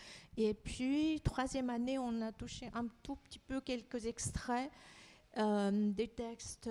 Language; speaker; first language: French; non-native, fluent; Chinese